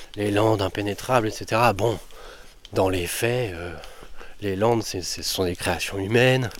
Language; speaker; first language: French; native; French